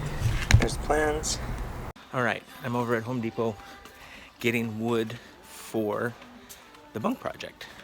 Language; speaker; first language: English; native; English